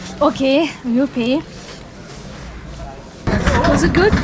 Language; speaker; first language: English; non-native, fluent; Nepali